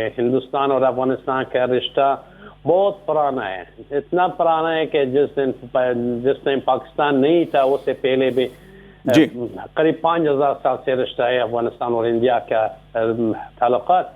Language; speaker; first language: Hindi; non-native, learner; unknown